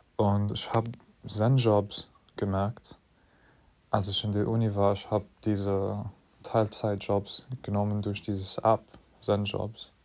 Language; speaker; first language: German; non-native, fluent; English